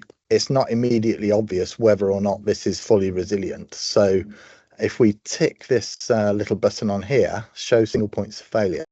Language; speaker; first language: English; native; English